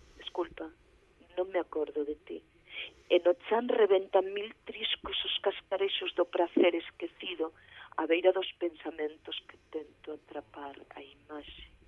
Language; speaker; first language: Galician; early bilingual, heritage; Galician